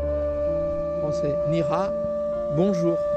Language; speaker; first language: French; non-native, fluent; Chinese